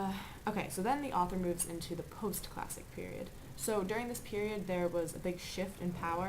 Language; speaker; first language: English; native; English